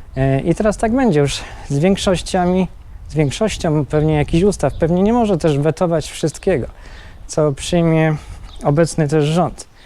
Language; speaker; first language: Polish; native; Polish